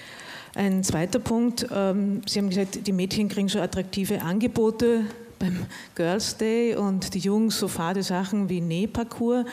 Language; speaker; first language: German; native; German